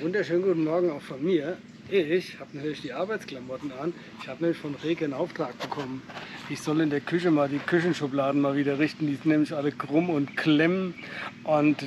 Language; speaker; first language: German; native; German